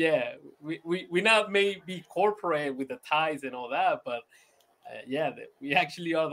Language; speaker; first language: English; non-native, fluent; Spanish